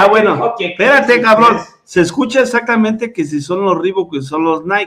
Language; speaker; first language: Spanish; native; Spanish